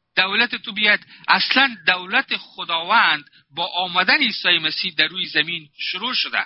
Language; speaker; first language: Persian; native; Persian